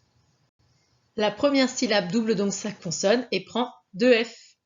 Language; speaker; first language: French; native; French